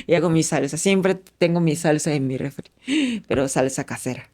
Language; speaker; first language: Spanish; non-native, fluent; Japanese